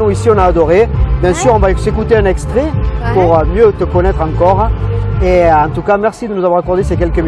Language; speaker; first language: French; native; French